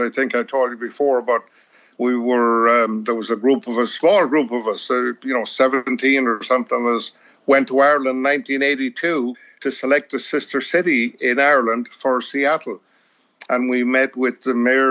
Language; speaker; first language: English; native; English